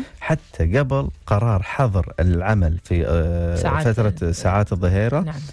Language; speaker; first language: Arabic; native; Arabic